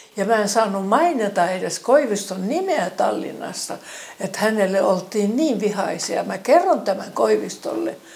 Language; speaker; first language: Finnish; early bilingual, other home language; Estonian